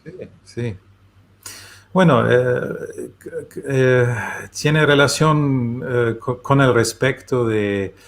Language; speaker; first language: Spanish; non-native, learner; German